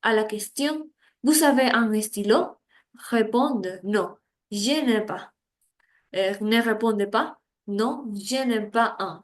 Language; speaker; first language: French; non-native, learner; Spanish